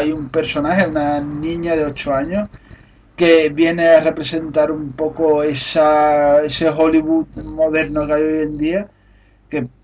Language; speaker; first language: Spanish; native; Spanish